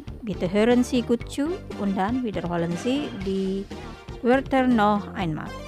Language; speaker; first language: German; non-native, fluent; Indonesian